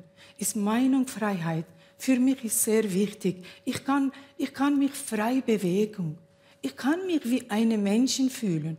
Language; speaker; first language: German; non-native, learner; Kurdish